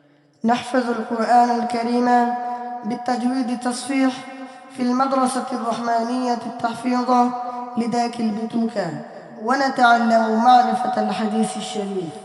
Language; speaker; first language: Arabic; non-native, learner; Bangla